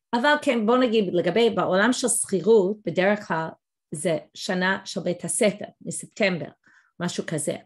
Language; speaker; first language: Hebrew; non-native, fluent; English